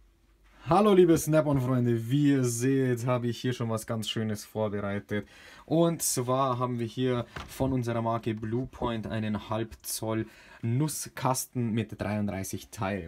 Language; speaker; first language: German; native; German